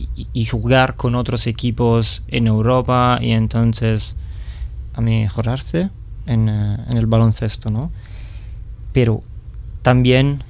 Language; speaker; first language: Spanish; non-native, fluent; Italian